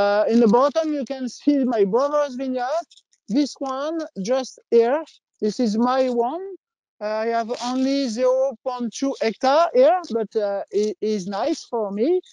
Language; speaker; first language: English; non-native, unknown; French